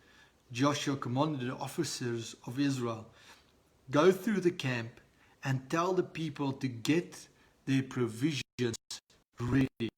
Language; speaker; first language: English; non-native, local second language; Afrikaans